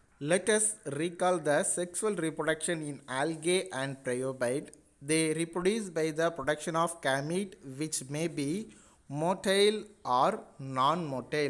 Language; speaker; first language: English; non-native, local second language; Tamil